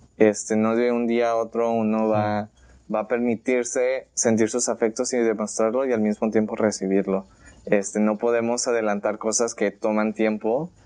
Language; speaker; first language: Spanish; native; Spanish